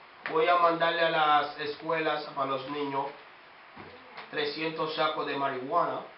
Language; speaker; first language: Spanish; non-native, learner; English